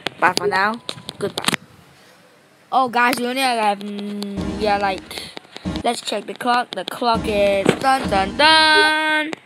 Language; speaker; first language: English; non-native, learner; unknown